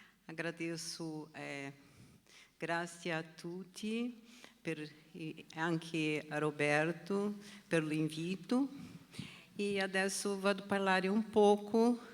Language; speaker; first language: Italian; non-native, learner; Portuguese